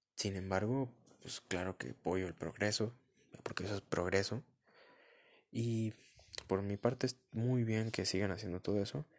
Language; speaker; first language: Spanish; early bilingual, heritage; Spanish